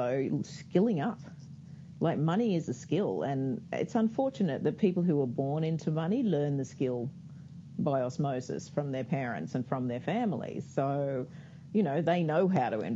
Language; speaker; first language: English; native; English